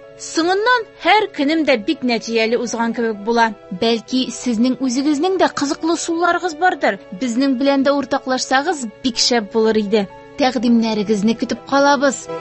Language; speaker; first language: Tatar; native; Tatar